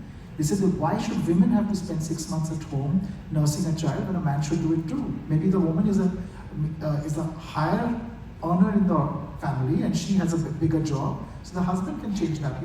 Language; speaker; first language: English; non-native, local second language; Bangla